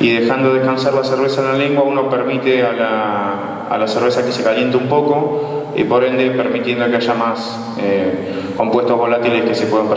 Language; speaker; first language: Spanish; native; Spanish